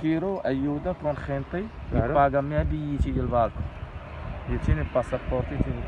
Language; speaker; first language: Spanish; non-native, learner; Arabic